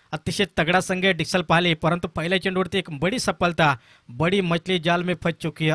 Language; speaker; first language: Hindi; non-native, local second language; Marathi